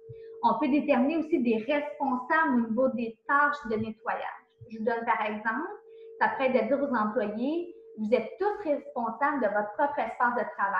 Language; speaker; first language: French; native; French